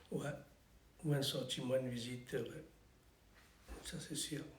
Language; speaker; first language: French; non-native, fluent; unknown